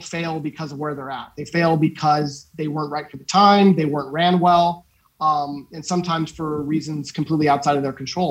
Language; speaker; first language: English; native; English